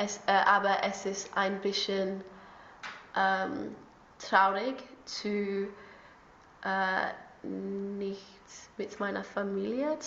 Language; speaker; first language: German; non-native, learner; English